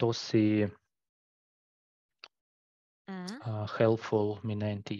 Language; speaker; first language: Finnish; non-native, learner; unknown